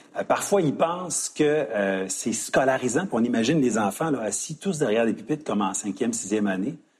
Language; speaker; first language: French; native; French